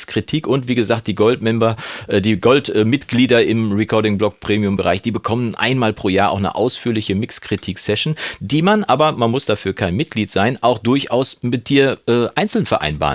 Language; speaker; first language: German; native; German